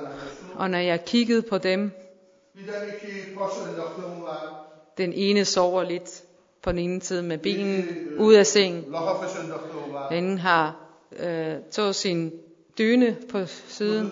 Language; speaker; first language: Danish; non-native, fluent; Persian